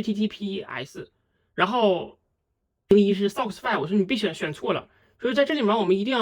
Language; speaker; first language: Chinese; native; Chinese